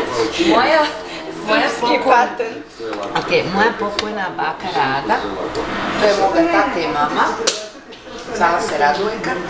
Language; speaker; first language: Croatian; early bilingual, heritage; Croatian